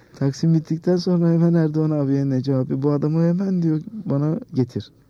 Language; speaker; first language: Turkish; native; Turkish